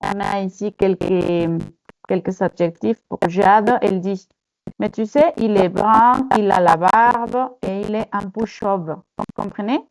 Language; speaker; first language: French; non-native, fluent; Spanish